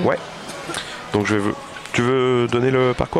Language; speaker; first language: French; native; French